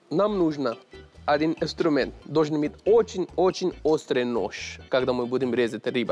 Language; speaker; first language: Russian; non-native, learner; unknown